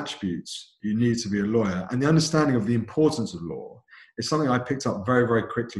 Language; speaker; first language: English; native; English